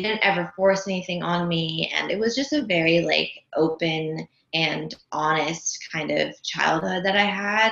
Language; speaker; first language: English; native; English